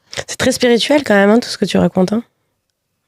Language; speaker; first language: French; native; French